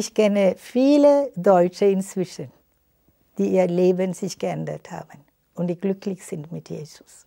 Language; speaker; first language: German; non-native, fluent; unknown